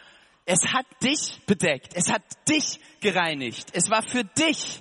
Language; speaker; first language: German; native; German